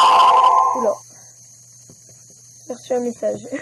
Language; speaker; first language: French; native; French